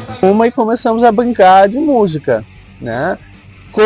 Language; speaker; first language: Portuguese; native; Portuguese